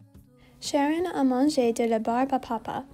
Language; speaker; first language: French; non-native, learner; English